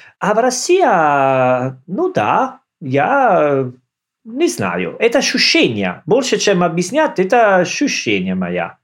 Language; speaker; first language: Russian; non-native, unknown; Italian